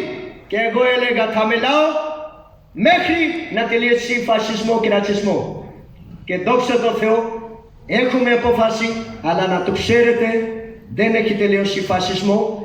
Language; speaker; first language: Greek; non-native, fluent; Urdu